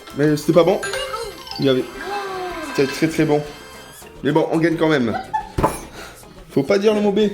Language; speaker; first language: French; native; French